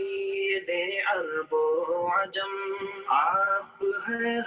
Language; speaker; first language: Urdu; native; Urdu